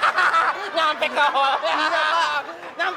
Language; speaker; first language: Indonesian; native; Indonesian